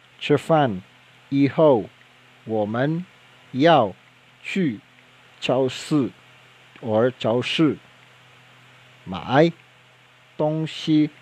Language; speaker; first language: Chinese; non-native, learner; Filipino